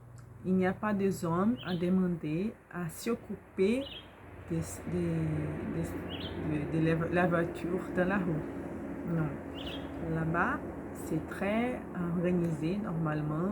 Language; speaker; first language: French; non-native, learner; Portuguese